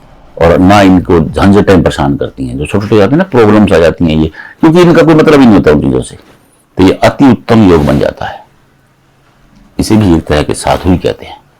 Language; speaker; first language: Hindi; native; Hindi